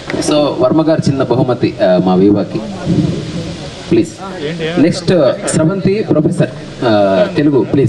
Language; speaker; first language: Telugu; native; Telugu